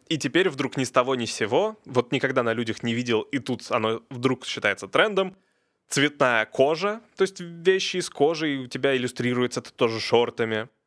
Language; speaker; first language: Russian; native; Russian